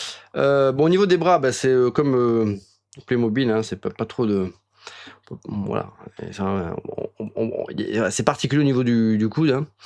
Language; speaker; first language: French; native; French